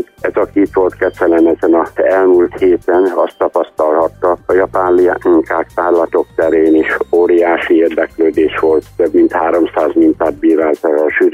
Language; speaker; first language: Hungarian; native; Hungarian